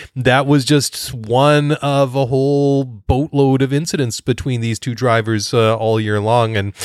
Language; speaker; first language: English; native; English